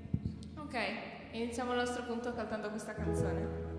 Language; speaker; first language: Italian; native; Italian